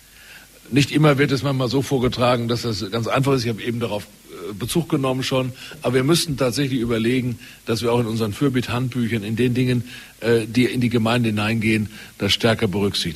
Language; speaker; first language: German; native; German